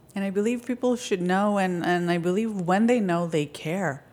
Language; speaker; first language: English; non-native, fluent; Greek